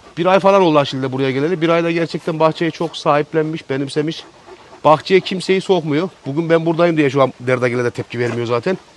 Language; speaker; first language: Turkish; native; Turkish